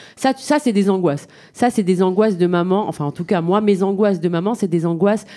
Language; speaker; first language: French; native; French